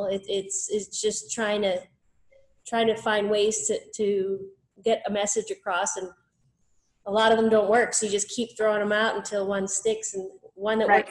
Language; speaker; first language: English; native; English